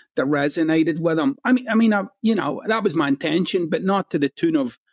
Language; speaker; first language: English; native; English